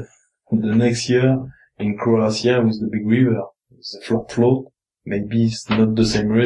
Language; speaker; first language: English; non-native, learner; French